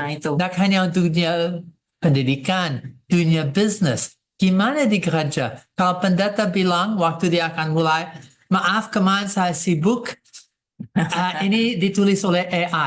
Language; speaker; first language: Indonesian; non-native, fluent; English